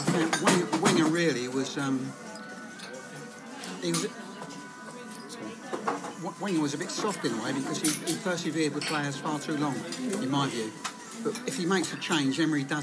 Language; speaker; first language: English; native; English